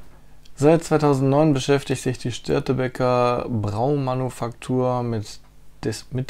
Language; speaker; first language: German; native; German